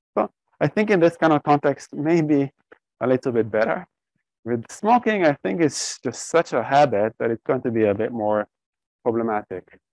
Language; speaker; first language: English; non-native, fluent; Hebrew